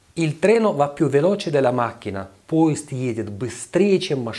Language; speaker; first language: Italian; non-native, fluent; Russian